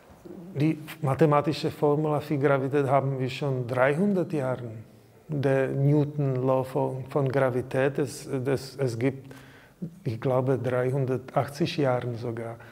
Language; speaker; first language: German; non-native, learner; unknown